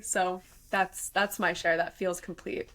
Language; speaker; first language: English; native; English